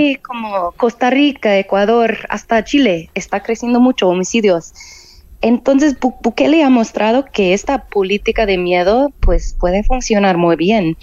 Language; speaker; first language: Spanish; non-native, fluent; English